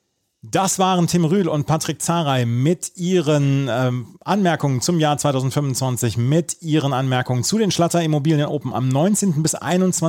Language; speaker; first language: German; native; German